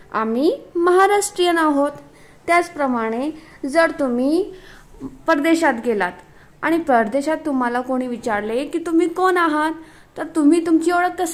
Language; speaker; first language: Marathi; non-native, local second language; Urdu